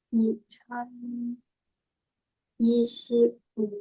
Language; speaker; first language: Korean; non-native, learner; Indonesian